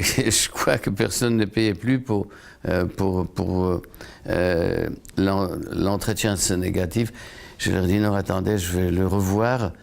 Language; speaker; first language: French; non-native, fluent; Polish